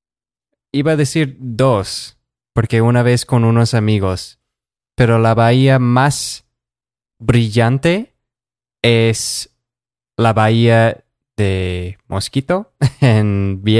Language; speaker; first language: Spanish; non-native, fluent; English